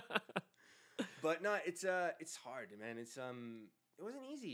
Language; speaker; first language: English; early bilingual, other home language; Spanish